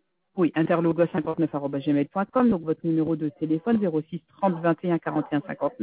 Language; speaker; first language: French; native; French